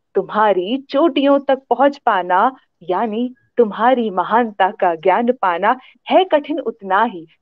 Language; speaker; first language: Hindi; native; Hindi